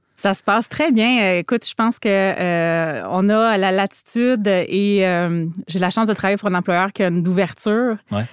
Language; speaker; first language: French; native; French